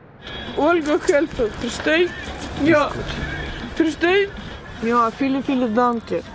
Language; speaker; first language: German; non-native, learner; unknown